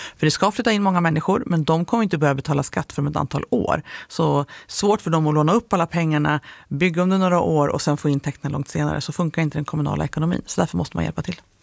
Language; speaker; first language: Swedish; native; Swedish